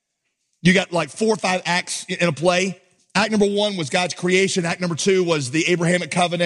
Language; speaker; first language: English; native; English